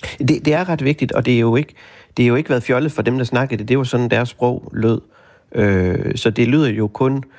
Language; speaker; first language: Danish; native; Danish